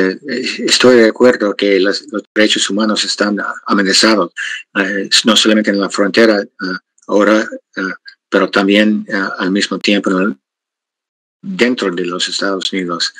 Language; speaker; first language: Spanish; non-native, fluent; English